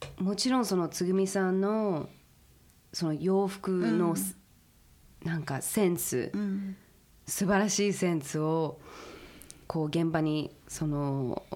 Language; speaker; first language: Japanese; early bilingual, heritage; Japanese